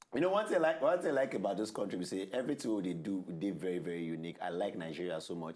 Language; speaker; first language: Nigerian Pidgin; non-native, local second language; Yoruba